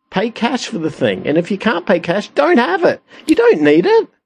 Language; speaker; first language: English; native; English